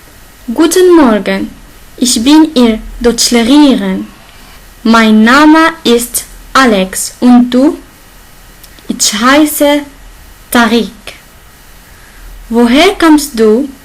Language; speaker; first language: German; non-native, learner; Arabic